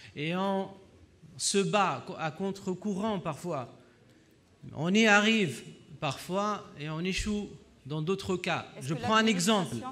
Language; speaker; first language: French; non-native, local second language; Arabic